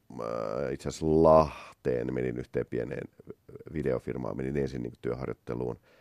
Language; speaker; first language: Finnish; native; Finnish